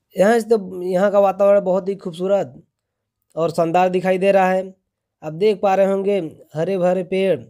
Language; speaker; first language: Hindi; native; Hindi